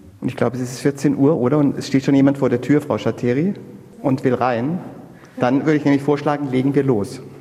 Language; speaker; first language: German; native; German